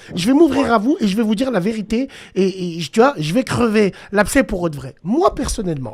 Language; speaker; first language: French; early bilingual, other home language; Arabic